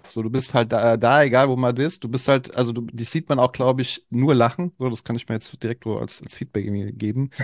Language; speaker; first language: German; native; German